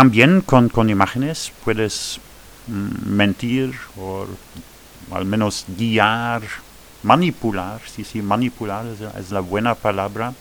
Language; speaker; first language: Spanish; non-native, fluent; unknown